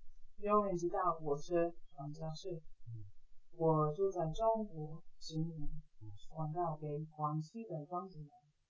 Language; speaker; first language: Chinese; non-native, fluent; English